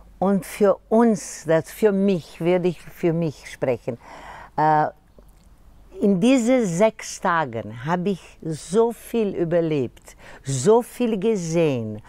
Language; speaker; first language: German; non-native, learner; Portuguese